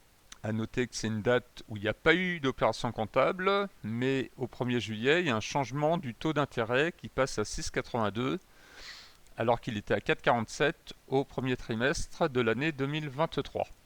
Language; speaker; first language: French; native; French